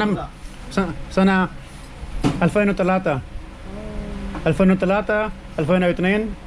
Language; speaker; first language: Arabic; non-native, learner; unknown